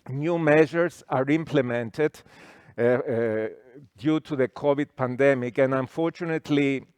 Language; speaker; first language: English; non-native, fluent; Greek